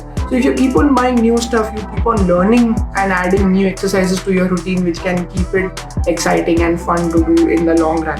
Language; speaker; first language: English; non-native, local second language; Hindi